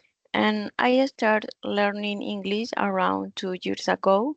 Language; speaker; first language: English; non-native, learner; Spanish